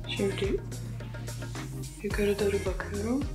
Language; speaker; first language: Turkish; non-native, fluent; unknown